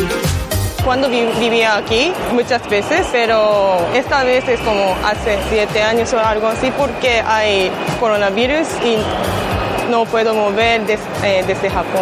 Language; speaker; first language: Spanish; non-native, learner; Japanese